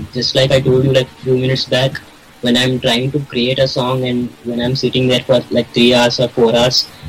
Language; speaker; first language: English; non-native, local second language; Kannada